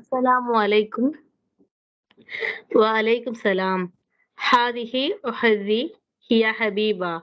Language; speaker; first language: Arabic; non-native, learner; Tamil